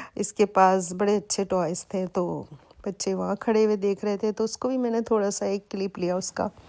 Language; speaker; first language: Urdu; native; Urdu